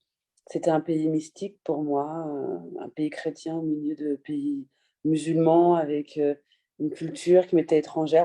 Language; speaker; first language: French; early bilingual, other home language; Persian